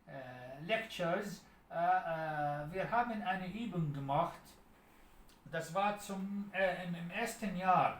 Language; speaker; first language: German; non-native, learner; Arabic